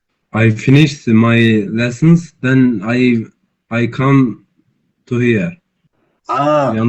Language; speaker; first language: English; non-native, learner; Turkish